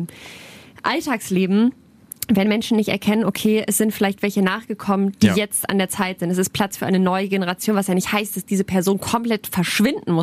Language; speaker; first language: German; native; German